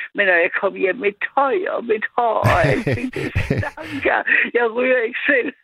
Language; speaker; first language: Danish; non-native, fluent; German